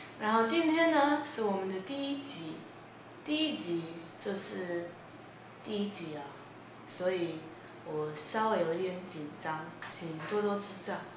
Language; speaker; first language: Chinese; non-native, fluent; English